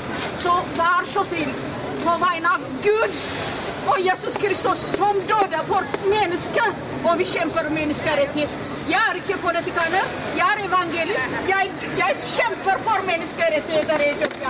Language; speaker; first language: Norwegian; non-native, learner; Amharic